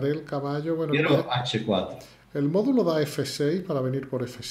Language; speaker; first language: Spanish; native; Spanish